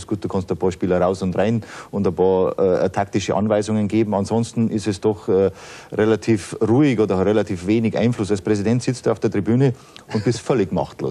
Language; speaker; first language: German; native; German